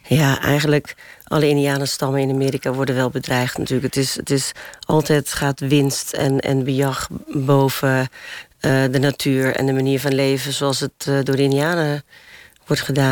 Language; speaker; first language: Dutch; native; Dutch